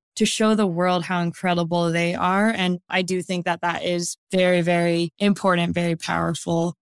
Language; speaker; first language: English; non-native, local second language; Cantonese